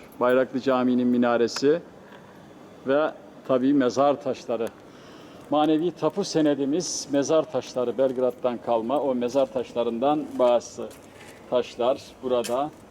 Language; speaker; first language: Turkish; native; Turkish